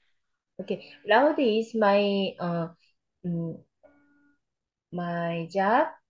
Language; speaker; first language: English; non-native, learner; Korean